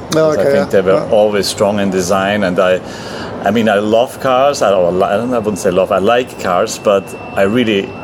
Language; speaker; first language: English; non-native, fluent; German